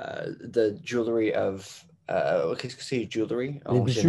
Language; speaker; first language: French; non-native, learner; English